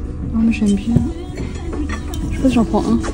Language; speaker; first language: French; native; French